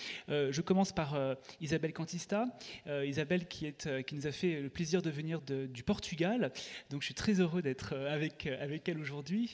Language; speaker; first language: French; native; French